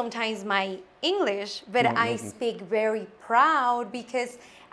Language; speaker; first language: English; non-native, fluent; Spanish